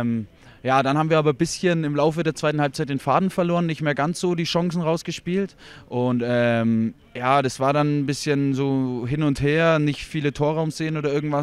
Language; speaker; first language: German; native; German